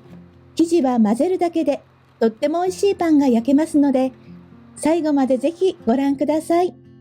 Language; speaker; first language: Japanese; native; Japanese